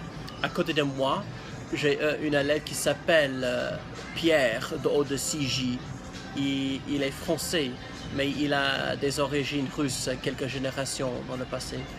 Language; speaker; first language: French; non-native, learner; English